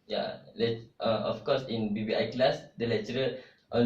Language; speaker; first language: English; non-native, local second language; Malay